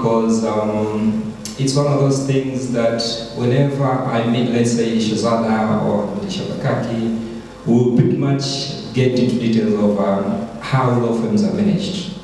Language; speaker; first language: English; non-native, local second language; Swahili